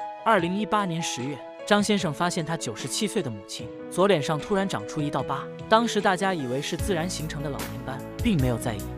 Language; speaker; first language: Chinese; native; Chinese